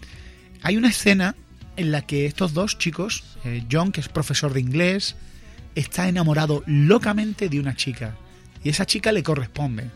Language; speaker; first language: Spanish; native; Spanish